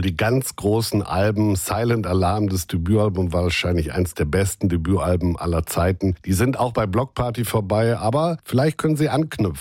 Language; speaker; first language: German; native; German